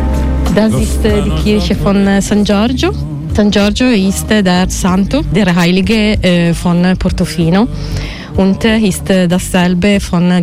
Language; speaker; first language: German; non-native, learner; Italian